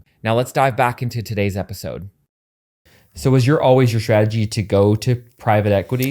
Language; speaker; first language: English; native; English